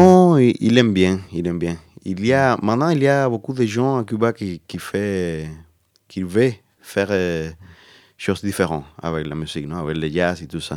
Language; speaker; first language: French; non-native, learner; Spanish